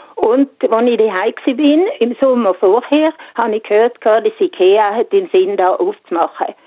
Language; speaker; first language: German; non-native, fluent; Swedish